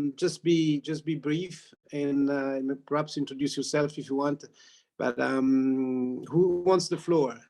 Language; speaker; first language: English; non-native, fluent; Italian